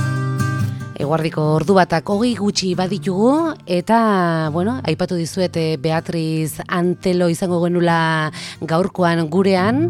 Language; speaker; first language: Basque; native; Basque